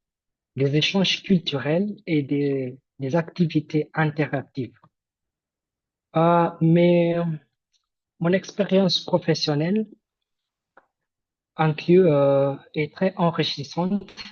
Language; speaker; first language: French; non-native, fluent; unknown